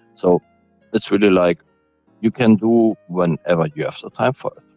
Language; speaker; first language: English; non-native, fluent; German